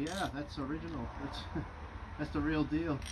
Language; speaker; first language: English; native; English